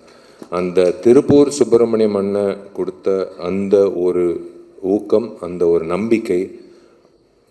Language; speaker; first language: Tamil; native; Tamil